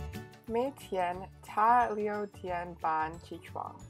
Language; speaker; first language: Chinese; non-native, learner; English